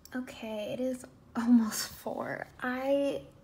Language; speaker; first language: English; native; English